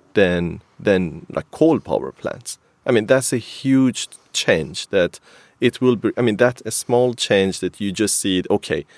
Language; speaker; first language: English; non-native, fluent; Persian